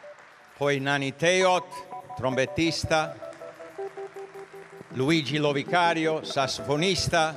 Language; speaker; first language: Italian; early bilingual, heritage; English